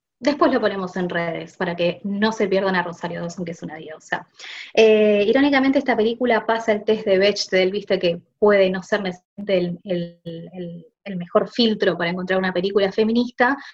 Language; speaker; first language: Spanish; native; Spanish